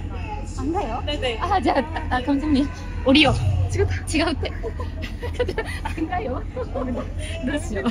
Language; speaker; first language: Korean; non-native, learner; Japanese